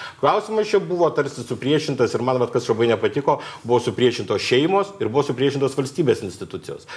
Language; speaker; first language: Lithuanian; native; Lithuanian